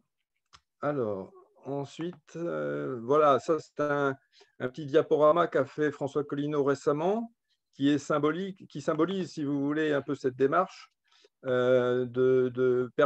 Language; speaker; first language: French; native; French